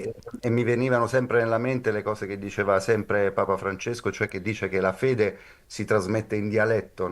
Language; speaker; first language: Italian; native; Italian